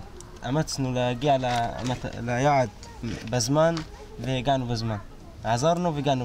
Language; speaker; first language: Hebrew; non-native, local second language; Arabic